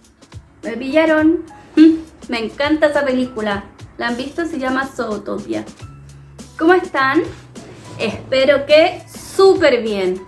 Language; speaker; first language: Spanish; native; Spanish